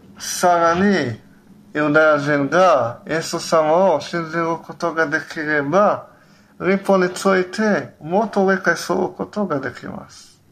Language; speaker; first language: Japanese; non-native, learner; Hebrew